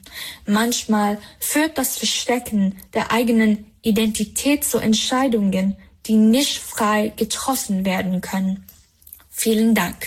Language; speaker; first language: German; non-native, fluent; Persian